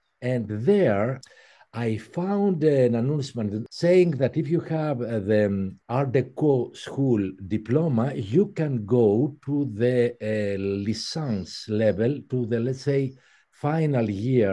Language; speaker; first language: English; non-native, fluent; Greek